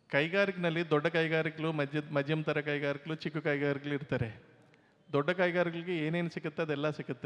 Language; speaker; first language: Kannada; non-native, local second language; Telugu